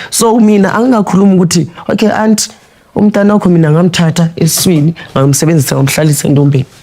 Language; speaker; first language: Zulu; non-native, local second language; Tsonga